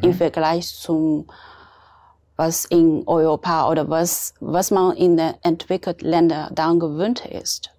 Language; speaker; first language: German; non-native, fluent; Chinese